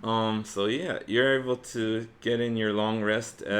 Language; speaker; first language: English; native; English